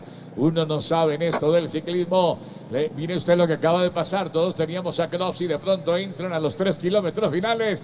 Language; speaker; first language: Spanish; native; Spanish